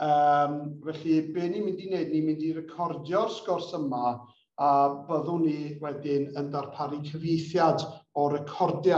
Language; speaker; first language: Welsh; native; Welsh